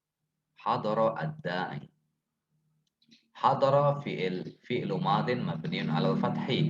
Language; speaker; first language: Arabic; non-native, fluent; Indonesian